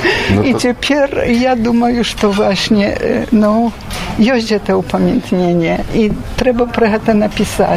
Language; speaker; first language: Belarusian; early bilingual, heritage; Belarusian